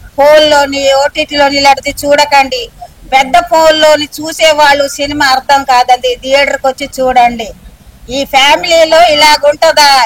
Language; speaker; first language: Telugu; native; Telugu